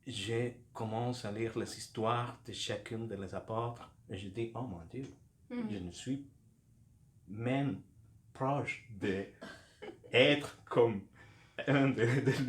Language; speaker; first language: French; non-native, fluent; Spanish